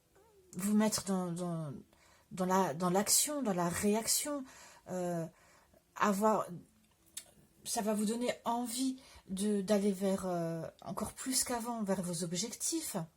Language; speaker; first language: French; native; French